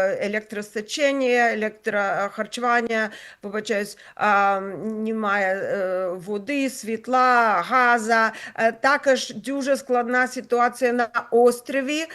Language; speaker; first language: Ukrainian; non-native, local second language; Russian